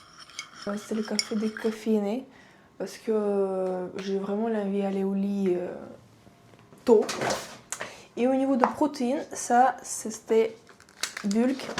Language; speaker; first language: French; non-native, fluent; Russian